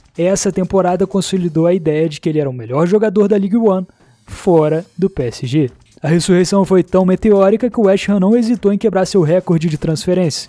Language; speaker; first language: Portuguese; native; Portuguese